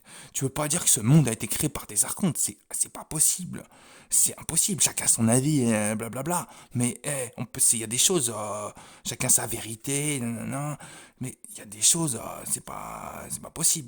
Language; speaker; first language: French; native; French